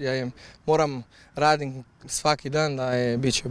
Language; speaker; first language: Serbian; non-native, learner; Portuguese